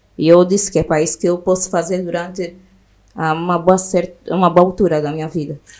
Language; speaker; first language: Portuguese; native; Portuguese